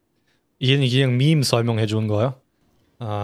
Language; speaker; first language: Korean; non-native, fluent; German